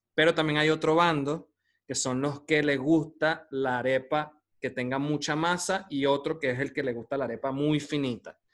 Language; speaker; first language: Spanish; native; Spanish